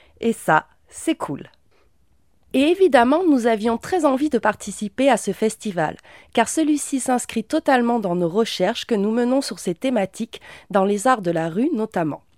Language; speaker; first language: French; native; French